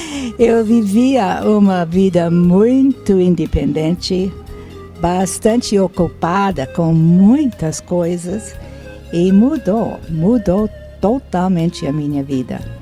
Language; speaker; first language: Portuguese; non-native, fluent; English